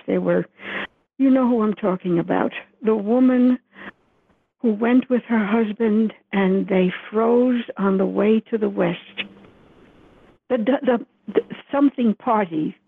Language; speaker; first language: English; early bilingual, other home language; Spanish